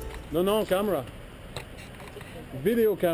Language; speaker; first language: French; native; French